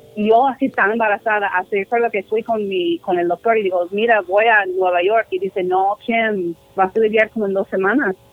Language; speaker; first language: Spanish; non-native, fluent; English